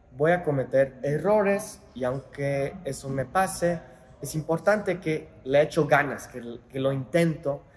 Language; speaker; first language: Spanish; non-native, fluent; English